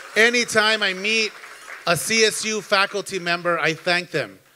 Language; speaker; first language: English; early bilingual, other home language; Spanish